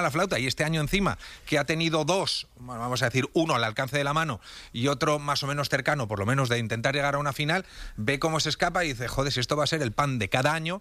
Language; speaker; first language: Spanish; native; Spanish